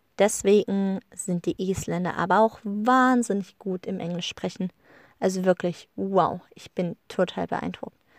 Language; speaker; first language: German; native; German